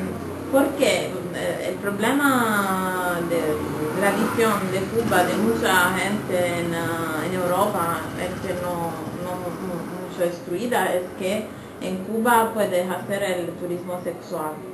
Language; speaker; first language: Spanish; non-native, learner; Italian